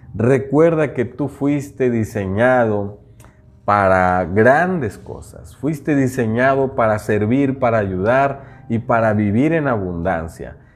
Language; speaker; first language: Spanish; non-native, local second language; Nahuatl languages